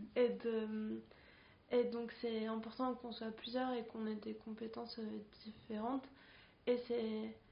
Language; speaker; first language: French; non-native, fluent; Spanish